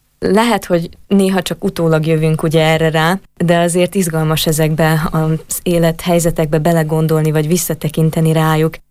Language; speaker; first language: Hungarian; native; Hungarian